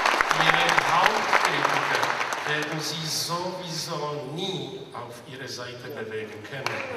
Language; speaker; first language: German; non-native, fluent; Czech